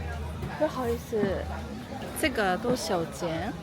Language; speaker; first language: Chinese; non-native, learner; Japanese